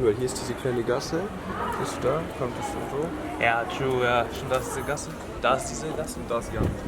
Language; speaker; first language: German; native; German